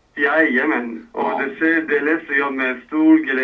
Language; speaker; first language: Swedish; non-native, fluent; Persian